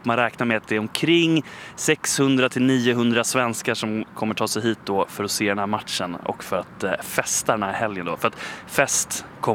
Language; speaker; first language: Swedish; native; Swedish